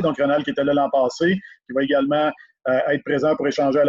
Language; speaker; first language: French; native; French